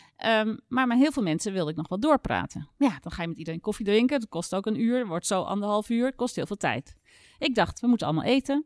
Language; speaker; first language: Dutch; native; Dutch